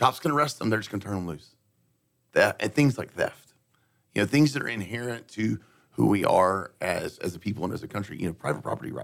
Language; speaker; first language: English; native; English